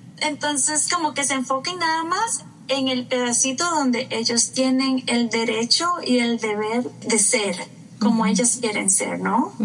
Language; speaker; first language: Spanish; native; Spanish